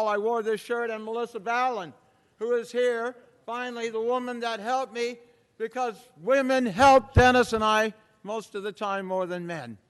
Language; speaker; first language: English; native; English